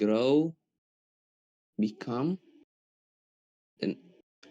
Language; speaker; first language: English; non-native, learner; Indonesian